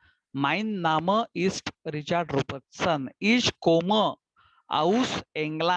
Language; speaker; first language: German; non-native, fluent; Marathi